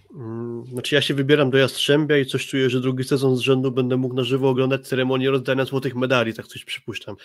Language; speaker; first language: Polish; native; Polish